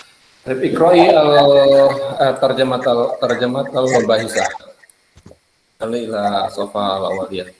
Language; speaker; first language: Arabic; non-native, fluent; Indonesian